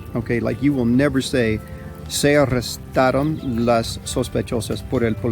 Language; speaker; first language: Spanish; non-native, fluent; English